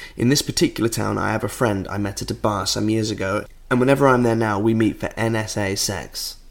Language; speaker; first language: English; native; English